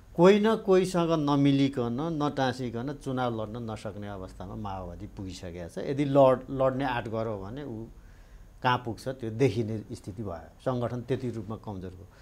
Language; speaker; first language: Nepali; native; Nepali